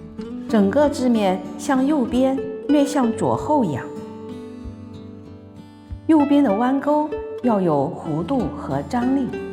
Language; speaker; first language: Chinese; native; Chinese